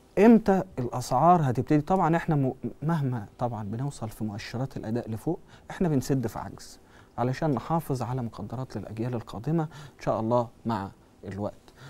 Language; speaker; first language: Arabic; native; Arabic